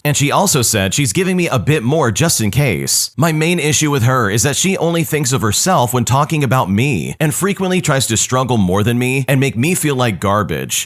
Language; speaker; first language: English; native; English